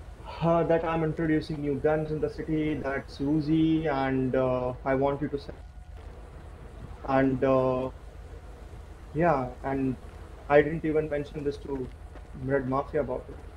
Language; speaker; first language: English; non-native, local second language; Hindi